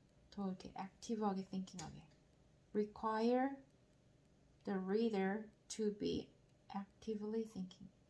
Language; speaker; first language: English; non-native, learner; Korean